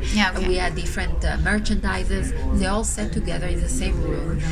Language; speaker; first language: English; non-native, fluent; Hebrew